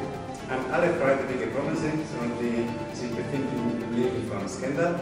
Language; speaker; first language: German; non-native, fluent; Slovenian